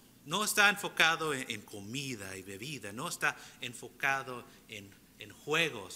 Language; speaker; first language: Spanish; early bilingual, heritage; English